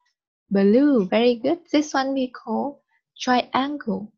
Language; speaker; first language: English; non-native, learner; Vietnamese